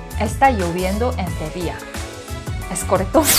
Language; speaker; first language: Spanish; non-native, learner; Korean